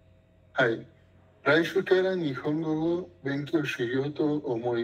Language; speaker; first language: Japanese; non-native, learner; Spanish